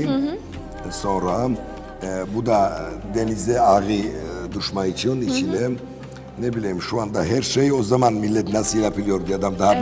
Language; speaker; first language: Turkish; non-native, learner; Georgian